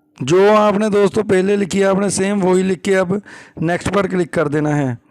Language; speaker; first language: Urdu; native; Urdu